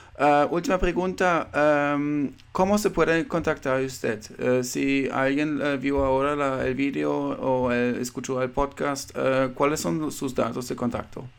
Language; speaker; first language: Spanish; non-native, fluent; German